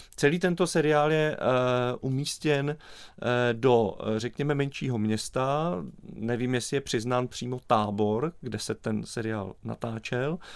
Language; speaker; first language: Czech; native; Czech